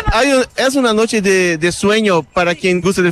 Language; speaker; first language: Spanish; non-native, learner; Portuguese